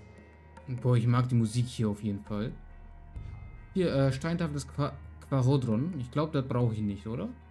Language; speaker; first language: German; native; German